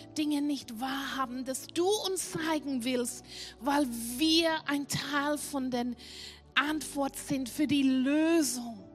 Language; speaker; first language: German; non-native, fluent; English